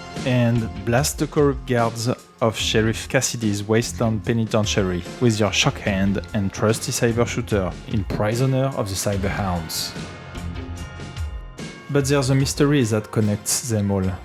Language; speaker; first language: English; non-native, fluent; French